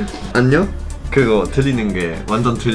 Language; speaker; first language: Korean; non-native, fluent; German